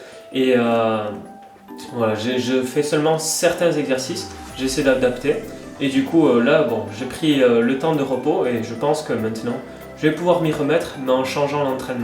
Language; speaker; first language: French; native; French